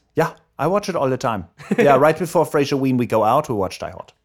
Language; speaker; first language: English; non-native, fluent; German